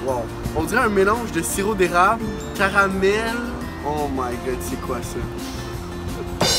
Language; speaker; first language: French; native; French